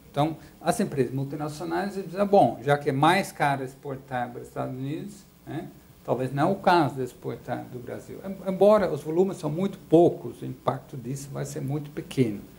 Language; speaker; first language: Portuguese; non-native, fluent; Dutch